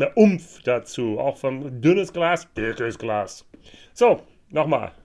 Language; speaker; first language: German; non-native, fluent; English